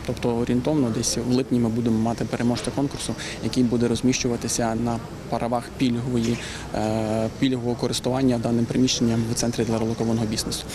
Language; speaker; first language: Ukrainian; native; Ukrainian